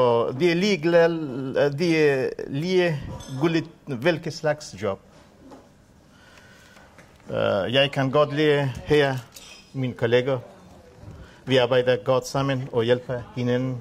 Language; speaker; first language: Danish; non-native, learner; Persian